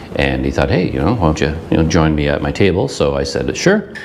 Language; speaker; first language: English; native; English